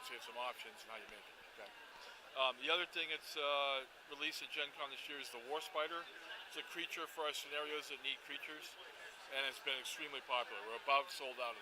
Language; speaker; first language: English; native; English